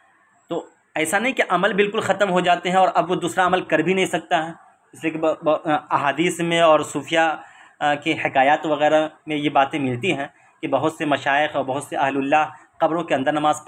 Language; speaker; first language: Urdu; native; Urdu